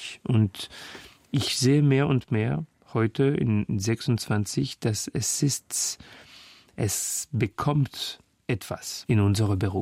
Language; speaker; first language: German; non-native, fluent; French